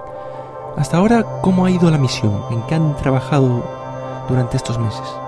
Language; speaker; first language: Spanish; native; Spanish